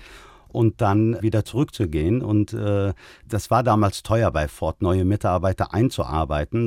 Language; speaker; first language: German; early bilingual, other home language; Turkish